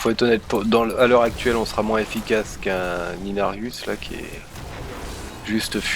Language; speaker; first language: French; native; French